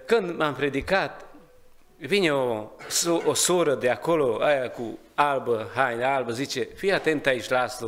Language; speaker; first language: Romanian; non-native, learner; Hungarian